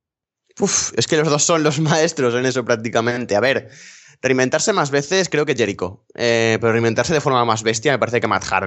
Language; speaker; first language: Spanish; native; Spanish